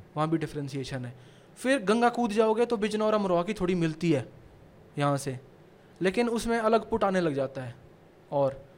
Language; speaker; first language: Hindi; native; Hindi